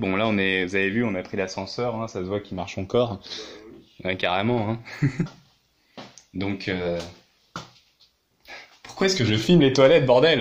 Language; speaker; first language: French; native; French